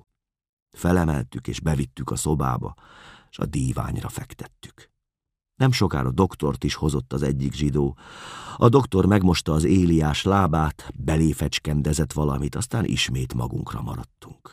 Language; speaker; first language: Hungarian; native; Hungarian